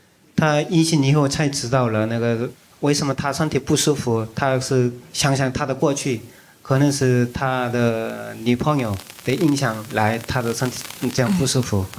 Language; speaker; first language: Chinese; non-native, fluent; Korean